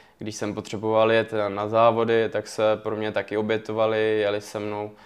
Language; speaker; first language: Czech; native; Czech